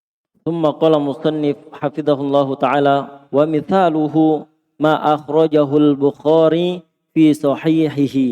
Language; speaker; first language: Arabic; non-native, learner; Indonesian